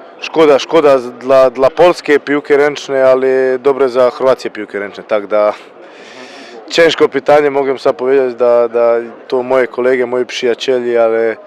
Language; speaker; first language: Polish; non-native, learner; Croatian